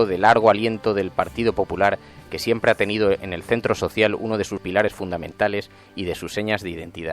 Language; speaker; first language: Spanish; native; Spanish